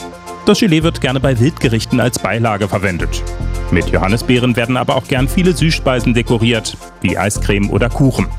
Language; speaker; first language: German; native; German